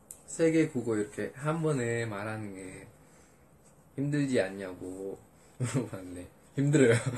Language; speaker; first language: Korean; non-native, fluent; Indonesian